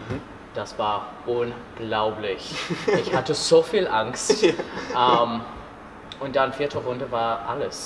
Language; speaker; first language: German; non-native, learner; English